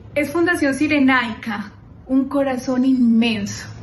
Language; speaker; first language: Spanish; non-native, fluent; German